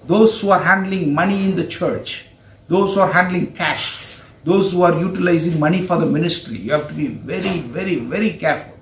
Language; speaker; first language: English; non-native, local second language; Tamil